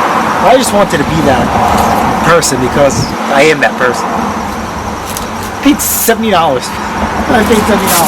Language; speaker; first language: English; native; English